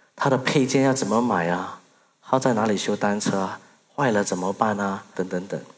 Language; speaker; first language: Chinese; early bilingual, other home language; Burmese